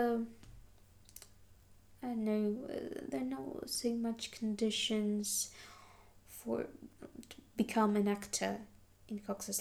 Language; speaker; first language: English; non-native, fluent; Adyghe